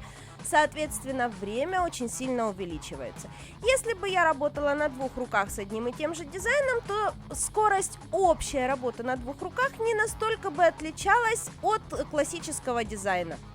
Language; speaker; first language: Russian; native; Russian